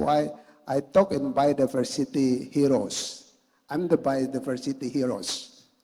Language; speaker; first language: English; non-native, learner; Indonesian